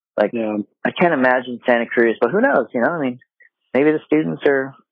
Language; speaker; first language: English; non-native, fluent; Japanese